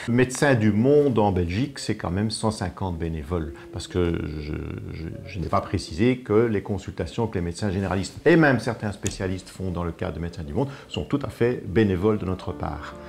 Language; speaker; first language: French; native; French